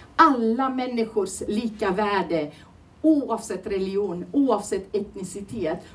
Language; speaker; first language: Swedish; non-native, fluent; Turoyo